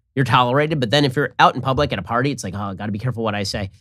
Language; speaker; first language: English; native; English